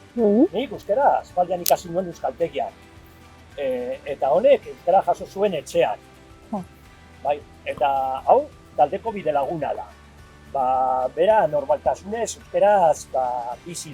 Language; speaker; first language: Basque; non-native, fluent; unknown